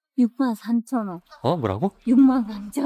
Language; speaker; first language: Korean; non-native, learner; Japanese